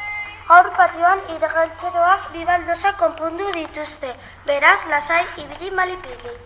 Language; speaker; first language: Basque; non-native, local second language; Spanish